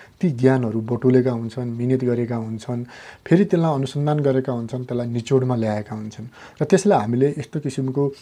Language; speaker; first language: Nepali; native; Nepali